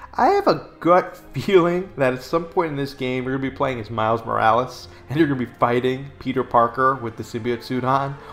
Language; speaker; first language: English; native; English